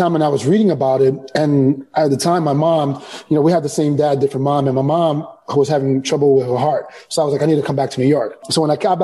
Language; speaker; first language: English; early bilingual, other home language; Spanish